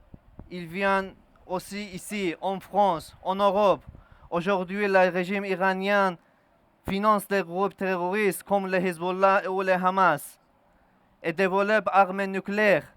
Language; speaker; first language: French; non-native, learner; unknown